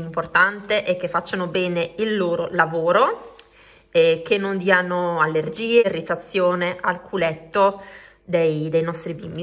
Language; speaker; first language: Italian; native; Italian